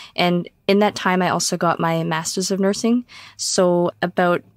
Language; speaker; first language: English; native; English